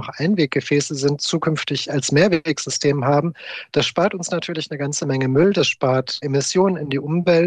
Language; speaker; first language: German; native; German